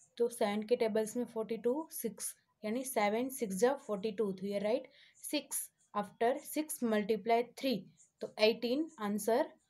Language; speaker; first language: Hindi; non-native, local second language; Gujarati